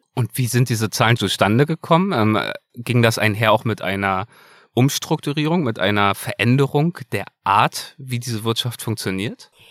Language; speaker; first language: German; native; German